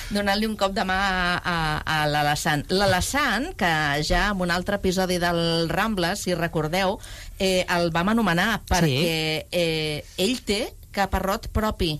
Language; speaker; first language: Catalan; native; Catalan